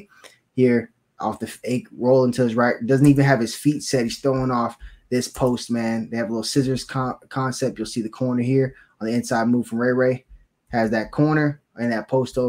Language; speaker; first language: English; native; English